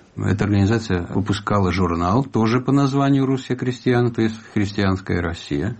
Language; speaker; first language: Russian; non-native, fluent; Italian